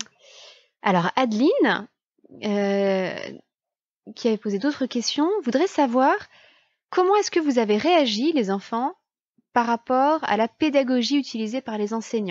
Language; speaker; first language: French; native; French